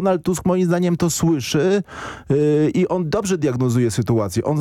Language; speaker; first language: Polish; native; Polish